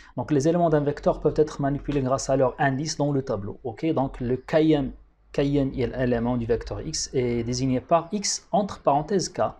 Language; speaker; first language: French; non-native, local second language; Arabic